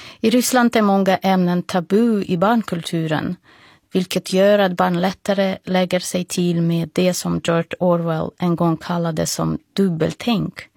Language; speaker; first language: Swedish; non-native, fluent; Russian